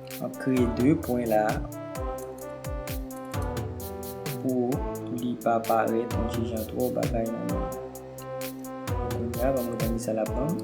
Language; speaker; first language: French; non-native, learner; Haitian Creole